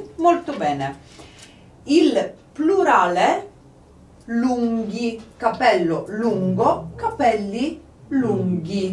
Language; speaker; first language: Italian; non-native, fluent; Polish